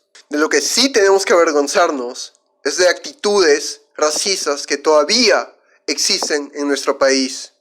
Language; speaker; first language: Spanish; native; Spanish